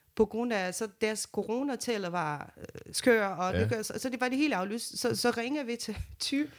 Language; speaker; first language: Danish; non-native, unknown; Portuguese